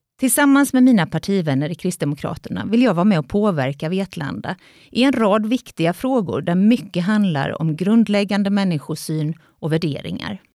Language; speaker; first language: Swedish; native; Swedish